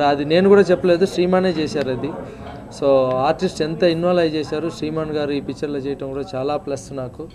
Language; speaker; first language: Telugu; non-native, fluent; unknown